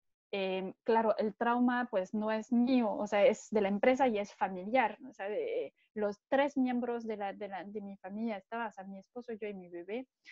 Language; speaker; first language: Spanish; non-native, fluent; French